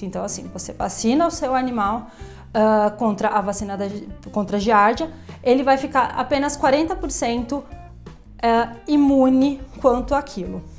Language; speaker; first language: Portuguese; native; Portuguese